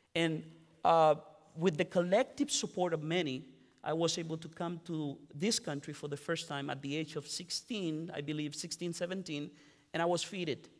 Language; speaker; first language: English; non-native, fluent; Spanish